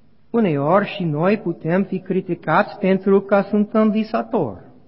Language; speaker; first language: Romanian; non-native, learner; English